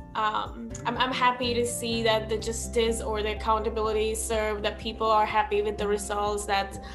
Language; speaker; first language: English; non-native, local second language; Sinhala